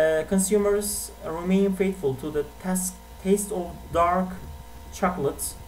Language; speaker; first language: English; non-native, fluent; Turkish